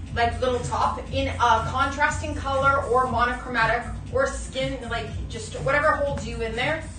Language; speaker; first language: English; native; English